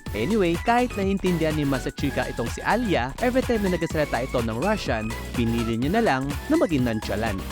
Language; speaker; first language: Filipino; native; Filipino